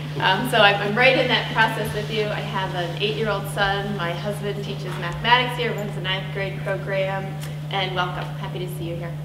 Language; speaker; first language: English; native; English